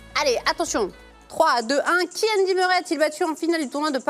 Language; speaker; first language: French; native; French